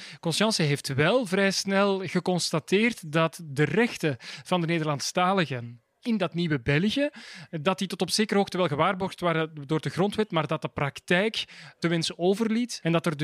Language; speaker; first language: Dutch; native; Dutch